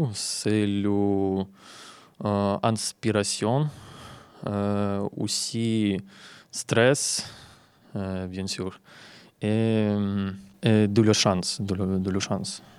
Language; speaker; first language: French; non-native, learner; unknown